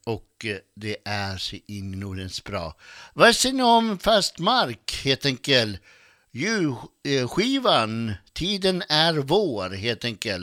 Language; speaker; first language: Swedish; native; Swedish